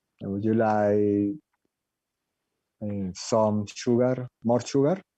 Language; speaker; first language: English; non-native, learner; Spanish